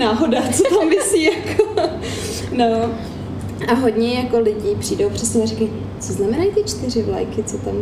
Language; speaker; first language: Czech; native; Czech